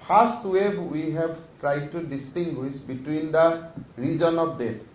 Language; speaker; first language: English; non-native, local second language; Assamese